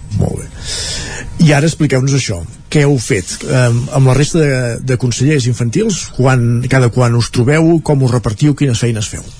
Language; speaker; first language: Catalan; native; Catalan